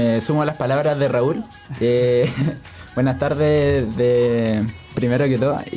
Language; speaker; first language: Spanish; native; Spanish